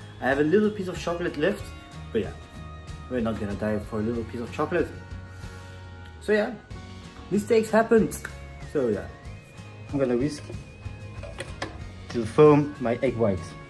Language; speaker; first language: English; non-native, fluent; French